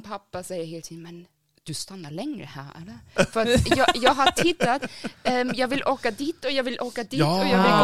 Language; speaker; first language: Swedish; non-native, fluent; German